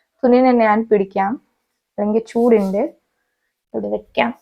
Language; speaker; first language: Malayalam; non-native, learner; Hindi